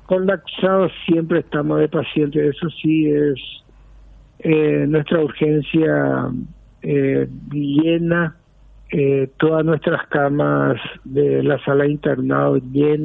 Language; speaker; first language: Spanish; native; Spanish